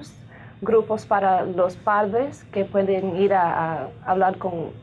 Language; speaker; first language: Spanish; early bilingual, heritage; Spanish